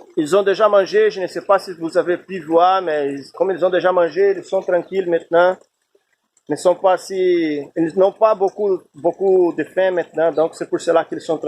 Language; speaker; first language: French; non-native, fluent; Portuguese